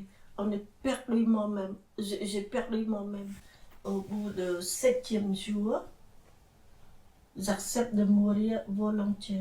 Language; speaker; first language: French; non-native, fluent; Khmer